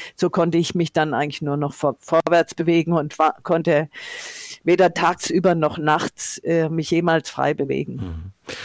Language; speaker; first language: German; native; German